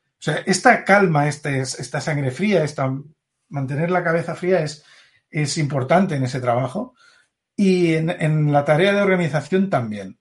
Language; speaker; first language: Spanish; native; Spanish